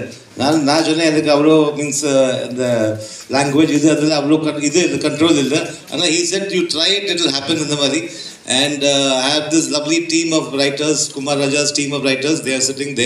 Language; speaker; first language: Tamil; non-native, learner; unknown